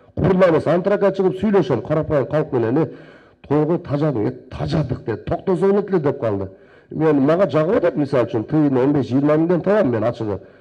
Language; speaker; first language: Kyrgyz; native; Kyrgyz